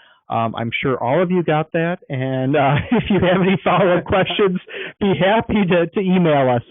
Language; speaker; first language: English; native; English